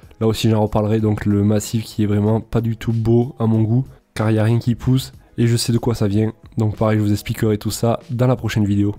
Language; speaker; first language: French; native; French